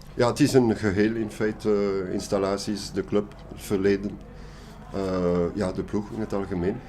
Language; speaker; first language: Dutch; non-native, local second language; French